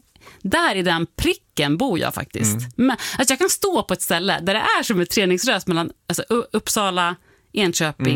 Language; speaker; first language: Swedish; native; Swedish